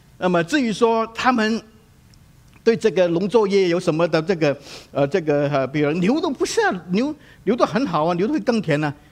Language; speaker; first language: Chinese; non-native, local second language; Cantonese